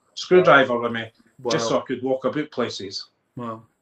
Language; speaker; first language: English; native; English